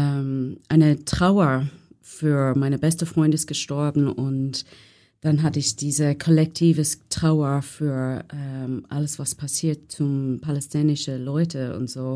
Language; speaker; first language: German; non-native, learner; English